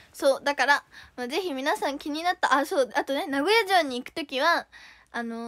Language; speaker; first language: Japanese; native; Japanese